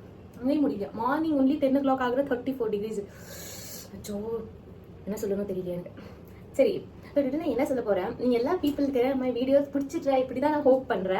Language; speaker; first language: Tamil; non-native, learner; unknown